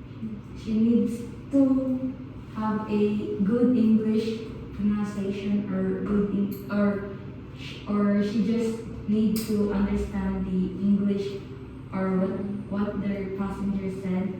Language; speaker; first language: English; non-native, learner; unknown